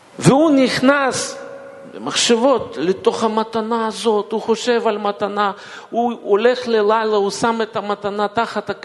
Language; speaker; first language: Hebrew; non-native, fluent; Russian